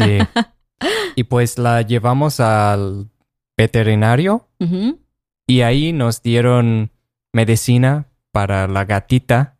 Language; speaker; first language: Spanish; non-native, fluent; English